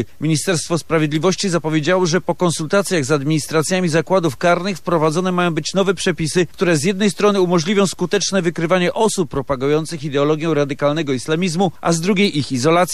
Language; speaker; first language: Polish; native; Polish